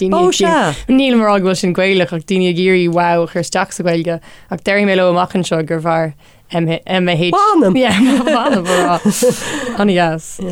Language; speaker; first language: Irish; non-native, local second language; English